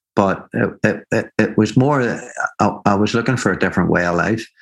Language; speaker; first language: English; native; English